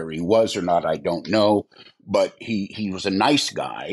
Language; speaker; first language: English; native; English